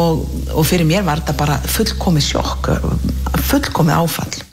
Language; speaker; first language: Icelandic; native; Icelandic